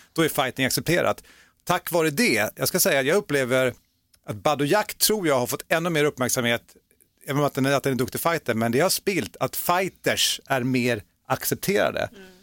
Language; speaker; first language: Swedish; native; Swedish